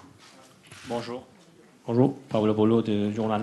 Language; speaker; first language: French; non-native, fluent; Spanish